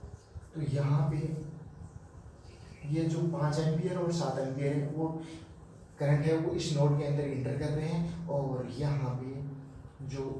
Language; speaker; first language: Hindi; native; Hindi